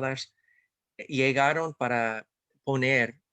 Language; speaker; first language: Spanish; non-native, fluent; English